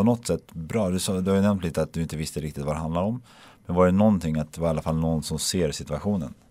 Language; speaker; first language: Swedish; native; Swedish